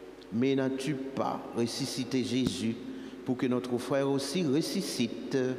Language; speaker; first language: French; non-native, local second language; Seselwa Creole French